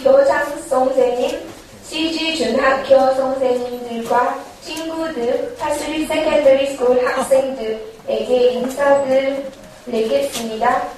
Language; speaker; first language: Korean; non-native, learner; English